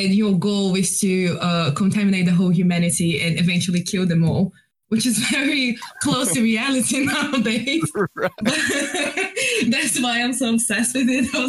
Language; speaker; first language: English; non-native, fluent; Portuguese